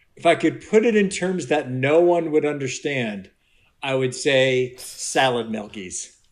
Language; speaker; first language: English; native; English